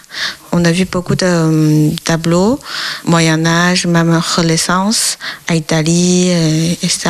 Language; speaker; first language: French; non-native, learner; Chinese